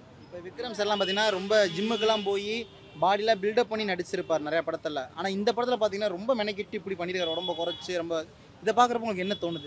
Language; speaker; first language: Tamil; native; Tamil